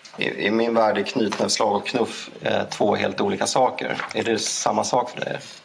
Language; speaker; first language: Swedish; native; Swedish